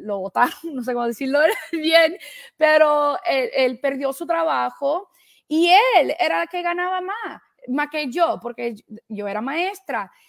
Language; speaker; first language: Spanish; early bilingual, heritage; Spanish